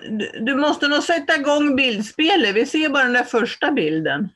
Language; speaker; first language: Swedish; native; Swedish